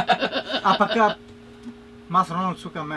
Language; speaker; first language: Indonesian; non-native, fluent; English